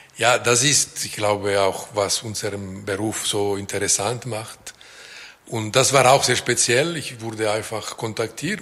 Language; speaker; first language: German; non-native, fluent; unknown